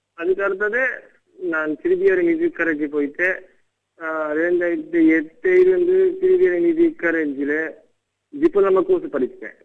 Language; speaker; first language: Tamil; non-native, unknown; Japanese